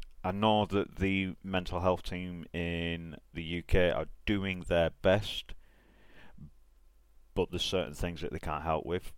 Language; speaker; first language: English; native; English